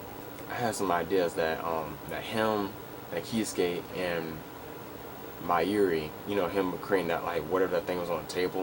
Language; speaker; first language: English; native; English